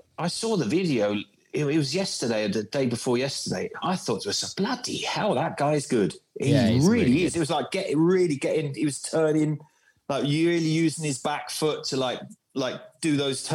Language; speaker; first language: English; native; English